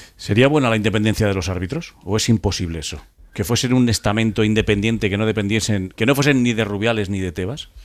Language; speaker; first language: Spanish; native; Spanish